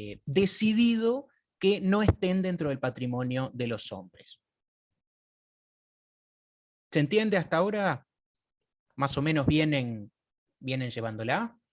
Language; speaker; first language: Spanish; native; Spanish